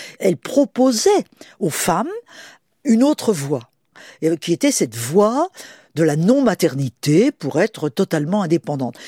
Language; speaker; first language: French; native; French